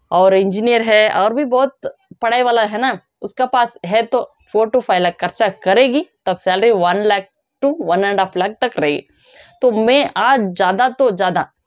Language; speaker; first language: Hindi; non-native, local second language; Kannada